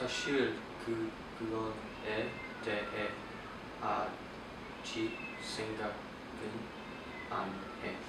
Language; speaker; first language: Korean; non-native, learner; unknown